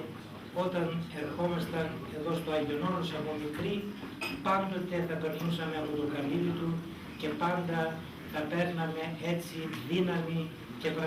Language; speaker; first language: Greek; native; Greek